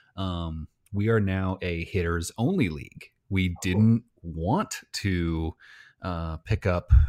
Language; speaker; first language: English; native; English